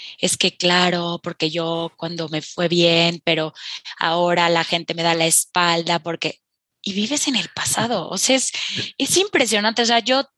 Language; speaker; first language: Spanish; native; Spanish